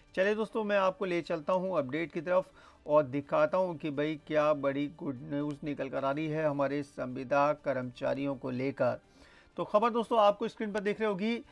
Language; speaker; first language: Hindi; native; Hindi